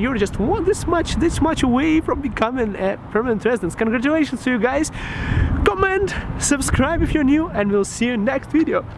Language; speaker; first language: English; non-native, local second language; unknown